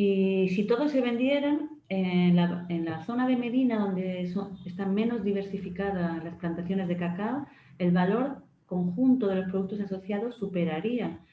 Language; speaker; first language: Spanish; native; Spanish